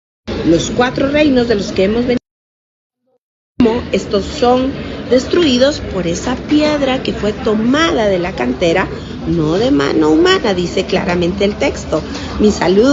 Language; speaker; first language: Spanish; native; Spanish